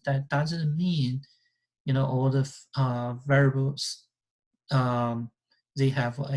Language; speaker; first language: English; non-native, fluent; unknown